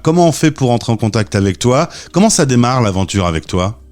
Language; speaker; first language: French; native; French